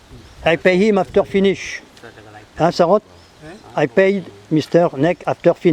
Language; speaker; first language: English; non-native, learner; French